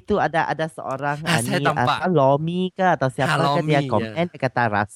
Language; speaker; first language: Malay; non-native, local second language; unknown